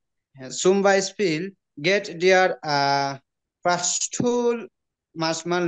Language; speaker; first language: German; non-native, learner; Bangla